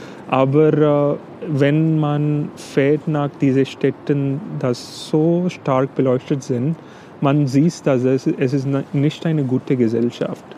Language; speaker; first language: German; non-native, fluent; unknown